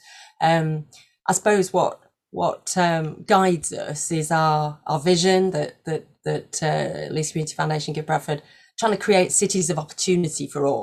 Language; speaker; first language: English; native; English